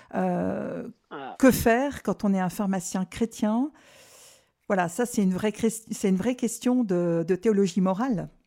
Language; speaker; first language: French; native; French